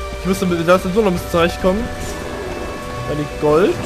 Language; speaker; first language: German; native; German